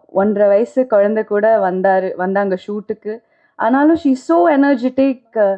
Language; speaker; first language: Tamil; non-native, local second language; Malayalam